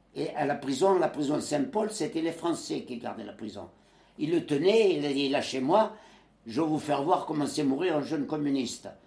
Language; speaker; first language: French; native; French